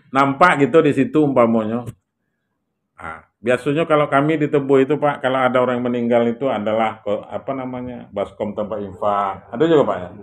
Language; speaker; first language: Indonesian; non-native, local second language; Minangkabau